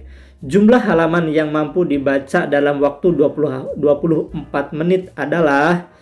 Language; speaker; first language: Indonesian; native; Indonesian